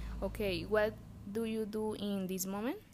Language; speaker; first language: English; non-native, learner; Spanish